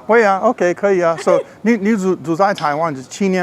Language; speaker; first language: Chinese; non-native, learner; English